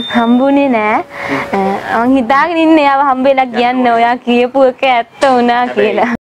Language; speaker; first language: Sinhala; non-native, local second language; Tamil